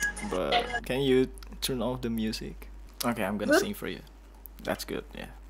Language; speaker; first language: English; non-native, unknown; Indonesian